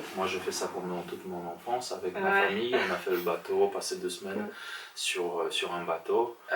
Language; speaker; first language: French; non-native, fluent; Polish